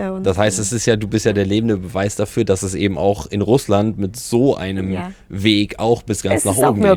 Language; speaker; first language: German; native; German